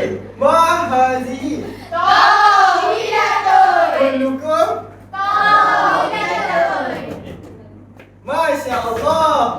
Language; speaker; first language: Arabic; non-native, learner; Malay